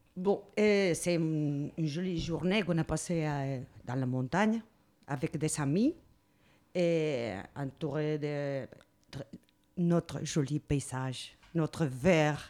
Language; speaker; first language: French; non-native, learner; Spanish